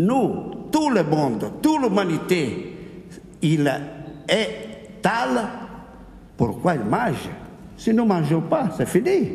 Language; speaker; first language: French; non-native, fluent; Italian